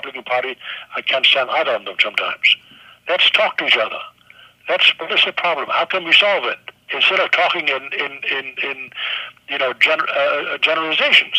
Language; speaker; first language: English; non-native, fluent; German